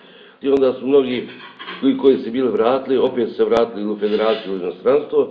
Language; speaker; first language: Bosnian; native; Bosnian